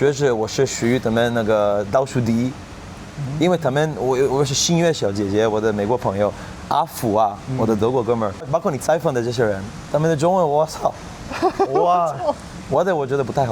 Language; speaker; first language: Chinese; non-native, fluent; Hebrew